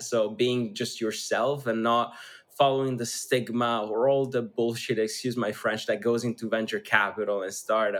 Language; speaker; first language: English; non-native, fluent; Italian